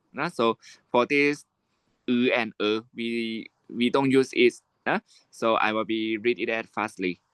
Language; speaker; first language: English; non-native, learner; Shan